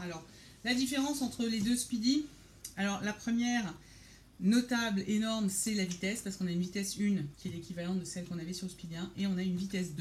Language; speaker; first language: French; native; French